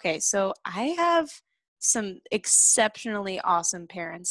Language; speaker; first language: English; native; English